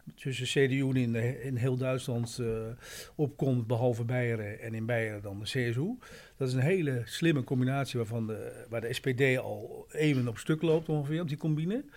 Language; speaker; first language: Dutch; native; Dutch